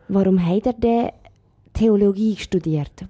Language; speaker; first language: German; native; German